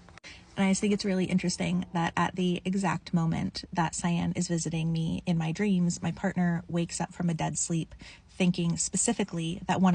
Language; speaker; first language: English; native; English